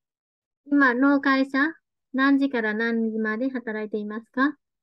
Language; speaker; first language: Japanese; non-native, fluent; Vietnamese